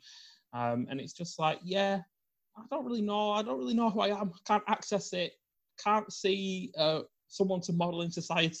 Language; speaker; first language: English; native; English